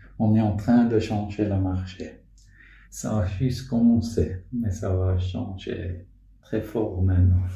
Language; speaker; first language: French; non-native, local second language; Swiss German